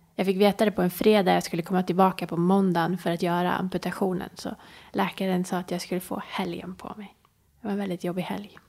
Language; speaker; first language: Swedish; early bilingual, other home language; Persian